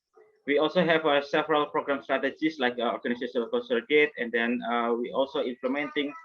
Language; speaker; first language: English; non-native, fluent; Indonesian